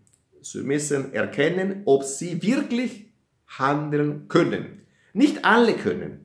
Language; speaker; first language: German; non-native, fluent; Italian